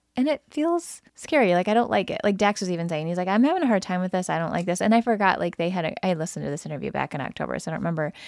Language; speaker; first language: English; native; English